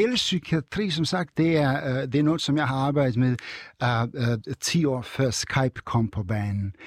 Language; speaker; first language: Danish; non-native, fluent; Serbian